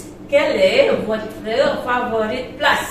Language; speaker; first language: French; non-native, fluent; Indonesian